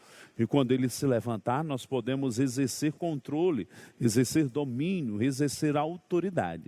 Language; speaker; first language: Portuguese; native; Portuguese